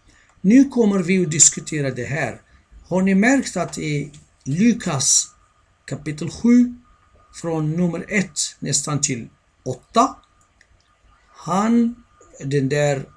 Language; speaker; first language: Swedish; non-native, fluent; Arabic